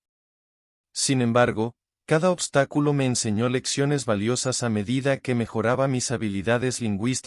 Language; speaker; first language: Spanish; non-native, fluent; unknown